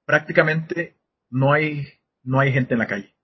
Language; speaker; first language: Spanish; native; Spanish